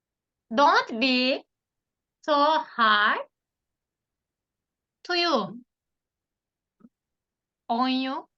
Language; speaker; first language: English; non-native, learner; Turkish